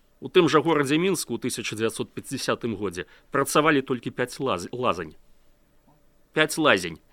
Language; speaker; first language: Belarusian; native; Belarusian